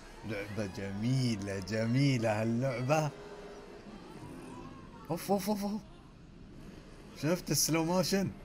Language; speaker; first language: Arabic; native; Arabic